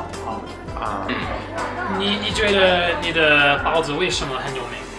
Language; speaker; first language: Chinese; non-native, learner; English